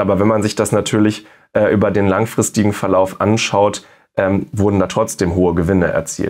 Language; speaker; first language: German; native; German